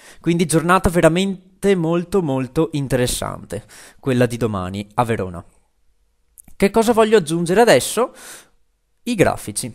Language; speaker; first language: Italian; native; Italian